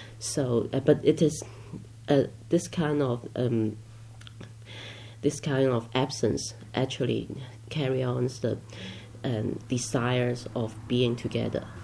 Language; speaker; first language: English; non-native, local second language; Chinese